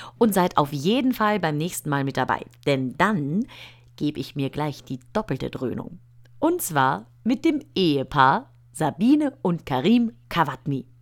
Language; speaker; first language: German; native; German